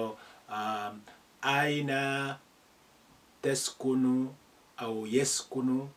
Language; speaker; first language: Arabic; non-native, fluent; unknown